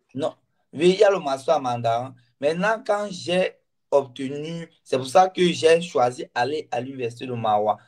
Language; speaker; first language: French; non-native, local second language; Ghomala